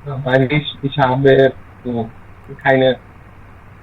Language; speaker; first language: German; non-native, learner; Bangla